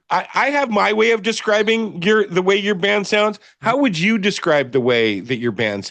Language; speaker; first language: English; native; English